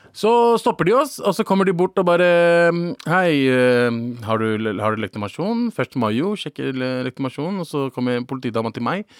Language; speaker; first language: Norwegian; early bilingual, other home language; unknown